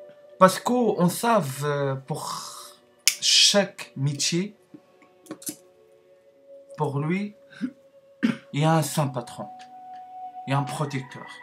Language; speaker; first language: French; non-native, learner; Arabic